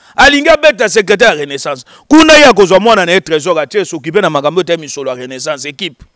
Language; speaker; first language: Lingala; native; Lingala